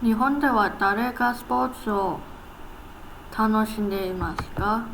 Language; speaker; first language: Japanese; non-native, learner; English